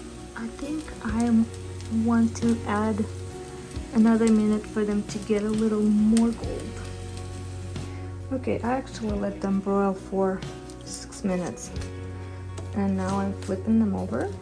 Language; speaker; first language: English; non-native, fluent; Russian